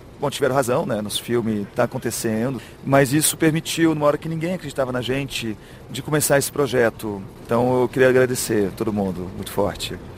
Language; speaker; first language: Portuguese; early bilingual, heritage; Portuguese